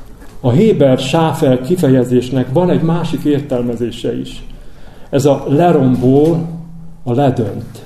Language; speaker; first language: Hungarian; native; Hungarian